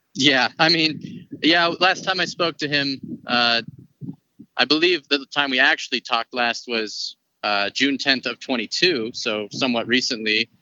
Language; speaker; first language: English; native; English